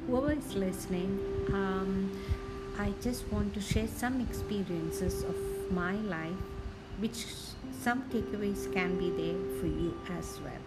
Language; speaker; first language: English; non-native, local second language; Malayalam